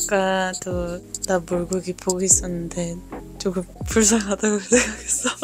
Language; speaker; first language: Korean; non-native, fluent; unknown